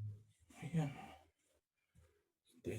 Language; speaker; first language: Filipino; native; Filipino